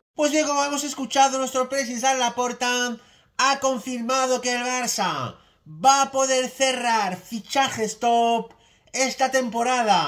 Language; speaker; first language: Spanish; native; Spanish